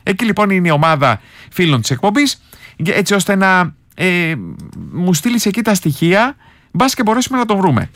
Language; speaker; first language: Greek; native; Greek